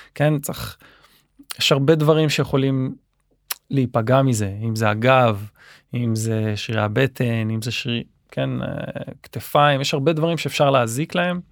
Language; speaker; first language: Hebrew; native; Hebrew